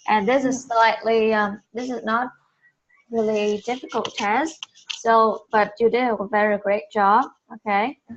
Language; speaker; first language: English; non-native, fluent; Vietnamese